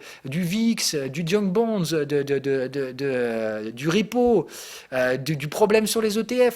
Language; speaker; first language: French; native; French